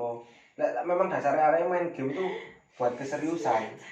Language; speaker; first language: Indonesian; native; Indonesian